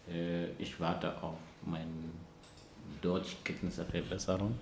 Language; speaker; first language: German; non-native, learner; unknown